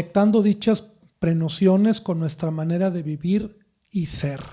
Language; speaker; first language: Spanish; native; Spanish